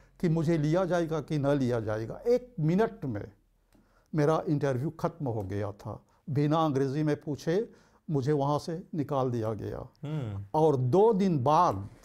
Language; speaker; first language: Hindi; early bilingual, heritage; Bhojpuri